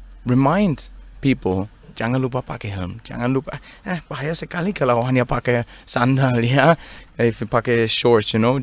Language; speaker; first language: Indonesian; non-native, learner; Danish